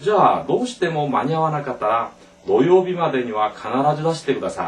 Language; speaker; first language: Japanese; non-native, fluent; Korean